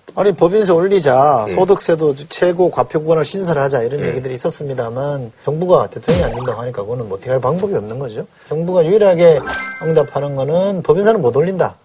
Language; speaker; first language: Korean; native; Korean